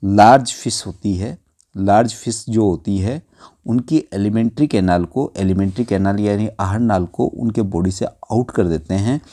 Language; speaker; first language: Hindi; native; Hindi